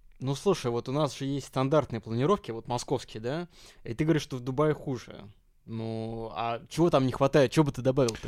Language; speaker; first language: Russian; native; Russian